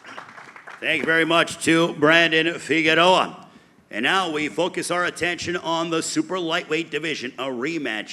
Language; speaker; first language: English; native; English